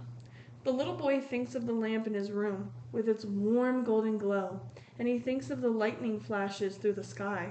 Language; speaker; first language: English; native; English